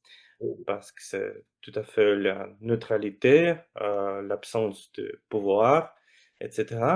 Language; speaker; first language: French; non-native, fluent; Russian